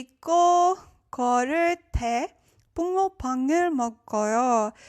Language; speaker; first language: Korean; non-native, learner; French